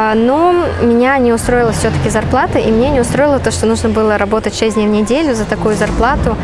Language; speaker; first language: Russian; native; Russian